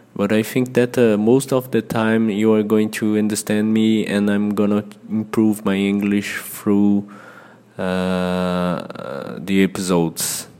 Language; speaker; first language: English; non-native, fluent; Portuguese